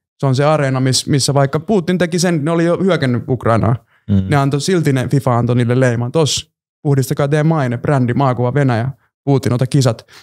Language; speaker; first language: Finnish; early bilingual, other home language; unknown